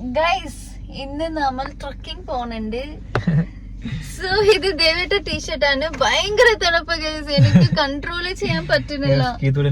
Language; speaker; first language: Malayalam; non-native, local second language; Kannada